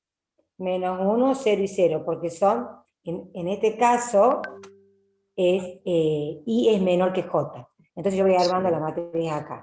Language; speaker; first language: Spanish; native; Spanish